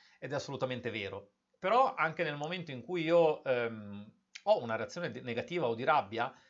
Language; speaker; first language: Italian; native; Italian